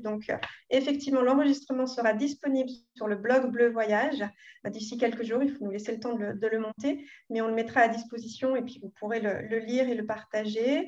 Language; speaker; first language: French; native; French